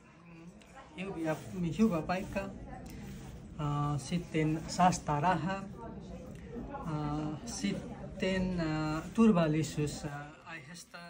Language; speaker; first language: Finnish; non-native, learner; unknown